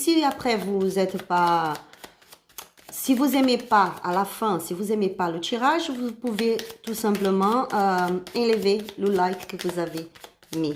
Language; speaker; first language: French; non-native, learner; Spanish